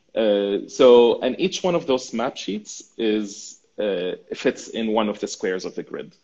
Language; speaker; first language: English; non-native, fluent; Arabic